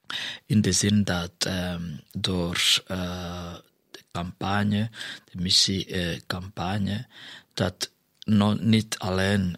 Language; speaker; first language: Dutch; non-native, fluent; Kinyarwanda